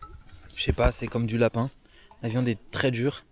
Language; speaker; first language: French; native; French